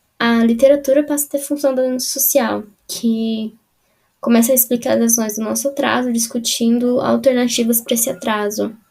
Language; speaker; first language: Portuguese; native; Portuguese